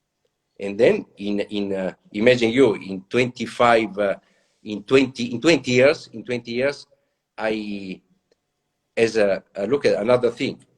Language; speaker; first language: English; non-native, learner; Italian